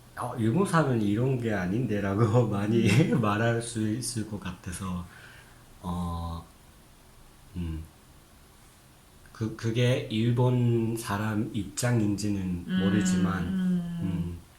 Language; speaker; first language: Korean; non-native, fluent; Japanese